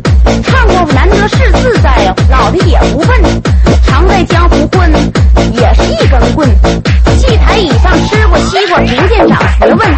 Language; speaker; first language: Chinese; native; Chinese